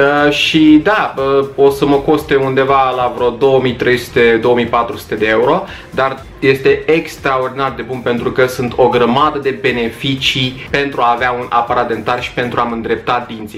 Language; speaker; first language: Romanian; native; Romanian